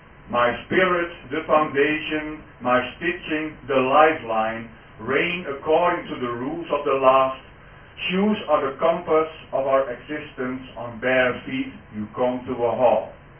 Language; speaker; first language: English; non-native, fluent; Dutch